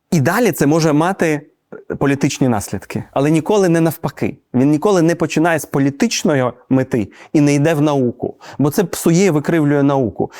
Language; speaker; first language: Ukrainian; native; Ukrainian